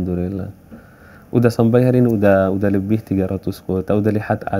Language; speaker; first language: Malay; non-native, fluent; Arabic